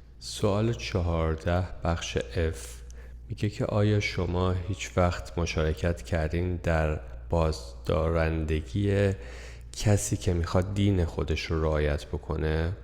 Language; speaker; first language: Persian; native; Persian